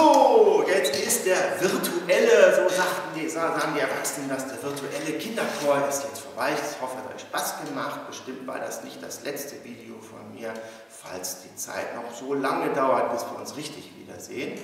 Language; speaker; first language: German; native; German